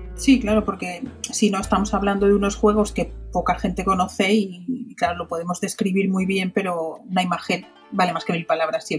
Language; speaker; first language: Spanish; native; Spanish